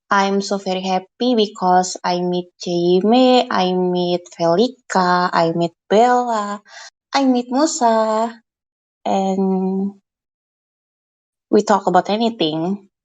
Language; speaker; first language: English; non-native, learner; Indonesian